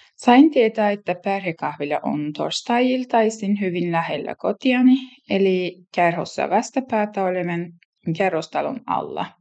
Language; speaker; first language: Finnish; non-native, learner; Turkish